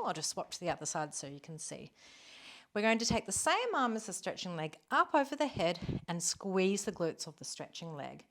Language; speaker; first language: English; native; English